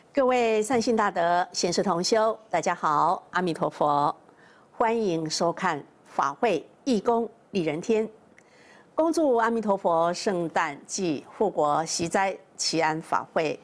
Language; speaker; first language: Chinese; native; Chinese